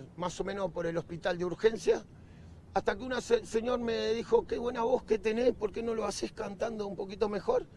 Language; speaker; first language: Spanish; native; Spanish